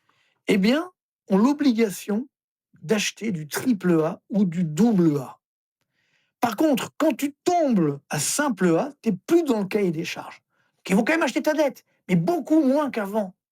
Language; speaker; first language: French; native; French